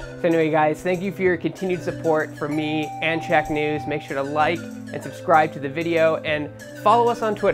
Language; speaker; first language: English; native; English